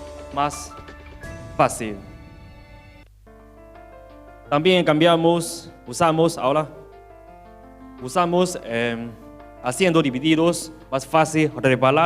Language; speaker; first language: Spanish; non-native, learner; Chinese